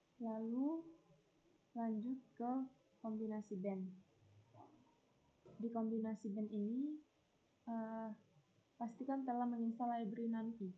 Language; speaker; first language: Indonesian; native; Indonesian